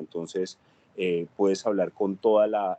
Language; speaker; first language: Spanish; native; Spanish